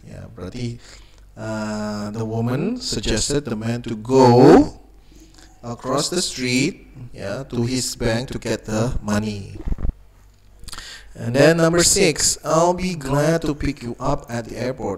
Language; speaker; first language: English; non-native, fluent; Indonesian